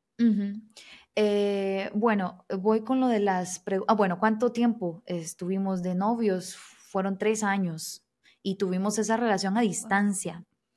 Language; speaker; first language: Spanish; native; Spanish